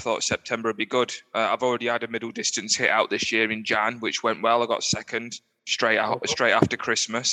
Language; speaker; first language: English; native; English